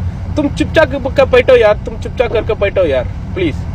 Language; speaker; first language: Hindi; non-native, local second language; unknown